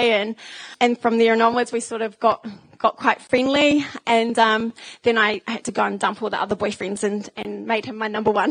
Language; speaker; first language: English; native; English